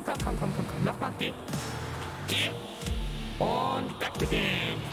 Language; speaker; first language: German; non-native, learner; English